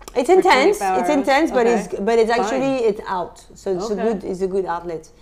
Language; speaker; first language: English; non-native, fluent; French